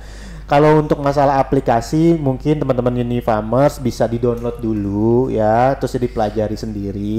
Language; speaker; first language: Indonesian; native; Indonesian